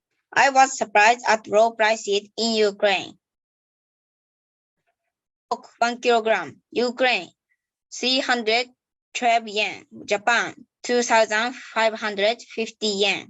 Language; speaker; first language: English; non-native, learner; Japanese